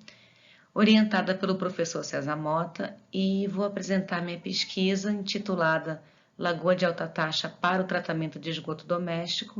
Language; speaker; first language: Portuguese; native; Portuguese